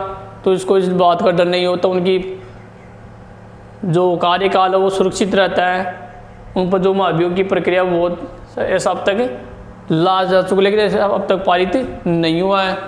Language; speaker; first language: Hindi; native; Hindi